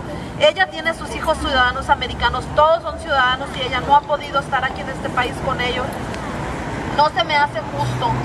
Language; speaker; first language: Spanish; native; Spanish